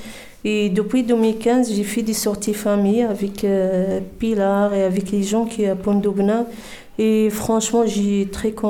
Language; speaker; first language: French; non-native, learner; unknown